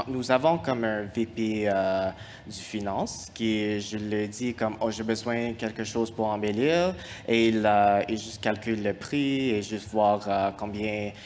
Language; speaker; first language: French; non-native, fluent; English